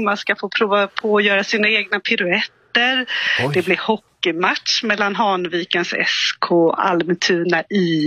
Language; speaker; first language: Swedish; native; Swedish